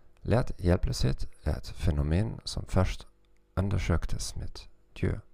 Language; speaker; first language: Swedish; non-native, fluent; German